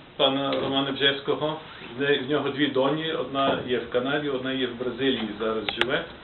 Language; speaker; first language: Ukrainian; early bilingual, heritage; Ukrainian